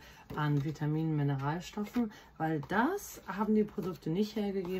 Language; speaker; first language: German; native; German